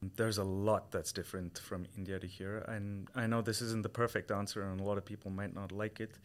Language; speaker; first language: English; non-native, local second language; Tamil